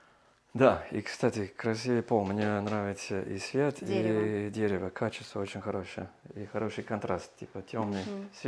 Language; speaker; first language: Russian; non-native, fluent; English